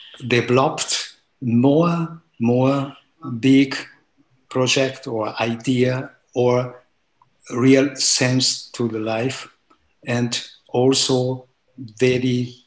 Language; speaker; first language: English; non-native, learner; Japanese